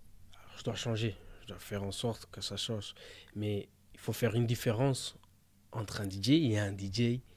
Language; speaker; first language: French; early bilingual, other home language; Portuguese